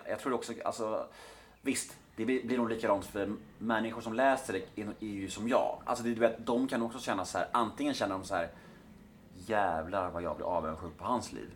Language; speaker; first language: Swedish; native; Swedish